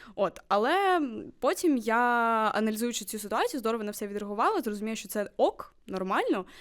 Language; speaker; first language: Ukrainian; native; Ukrainian